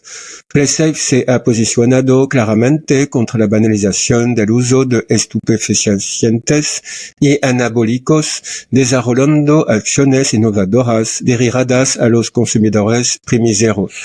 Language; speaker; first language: Spanish; non-native, learner; French